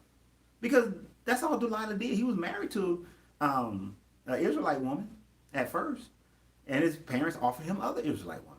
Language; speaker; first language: English; native; English